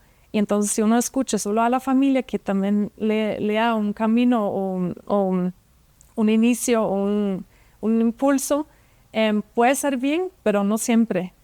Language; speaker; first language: Spanish; non-native, fluent; German